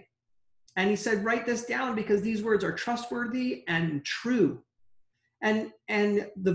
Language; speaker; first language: English; native; English